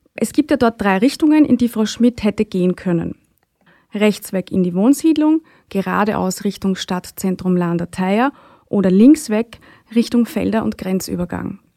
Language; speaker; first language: German; native; German